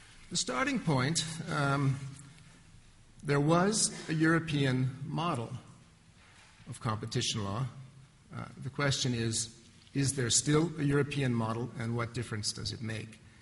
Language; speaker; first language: English; native; English